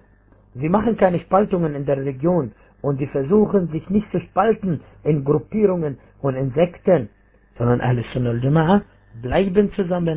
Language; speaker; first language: German; non-native, fluent; Arabic